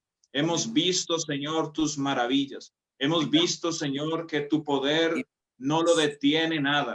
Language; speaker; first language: Spanish; native; Spanish